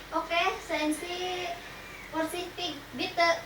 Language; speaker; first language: German; non-native, learner; Indonesian